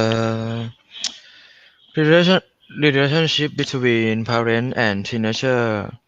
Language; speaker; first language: English; non-native, learner; Thai